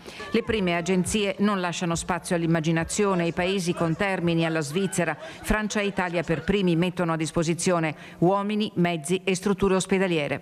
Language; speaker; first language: Italian; native; Italian